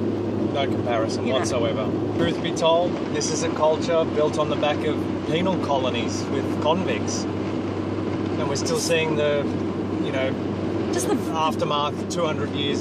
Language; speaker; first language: English; native; English